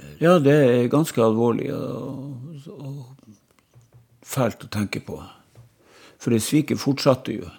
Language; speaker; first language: Norwegian; native; Norwegian